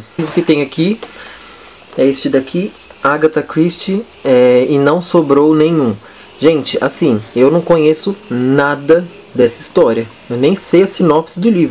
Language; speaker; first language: Portuguese; native; Portuguese